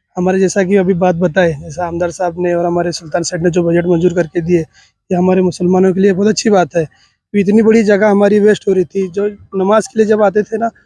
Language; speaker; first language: Hindi; native; Hindi